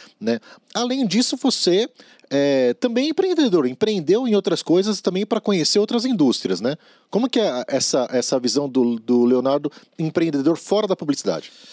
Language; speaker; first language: Portuguese; native; Portuguese